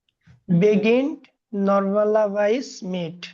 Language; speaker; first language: German; non-native, learner; Bangla